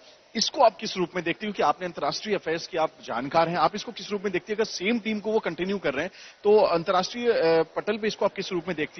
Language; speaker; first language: Hindi; native; Hindi